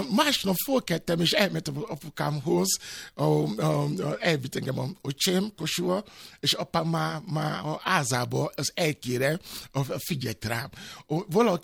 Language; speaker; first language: Hungarian; non-native, fluent; Yoruba